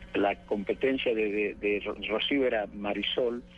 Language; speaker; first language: Spanish; native; Spanish